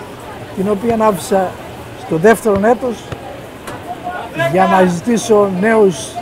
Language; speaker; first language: Greek; native; Greek